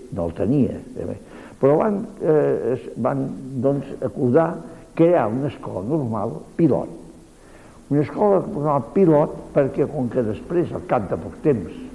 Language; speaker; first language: Catalan; native; Catalan